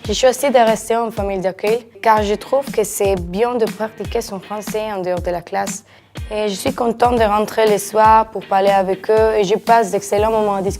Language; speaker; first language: French; non-native, fluent; Spanish